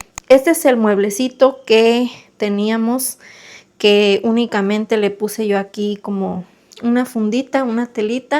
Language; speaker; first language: Spanish; native; Spanish